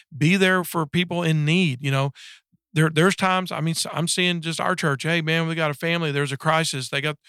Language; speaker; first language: English; native; English